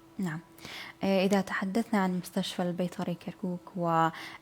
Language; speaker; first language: Arabic; native; Arabic